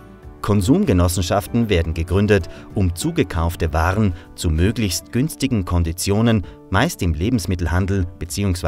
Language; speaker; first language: German; native; German